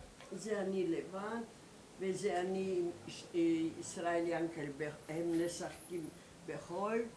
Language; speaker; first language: Hebrew; non-native, learner; German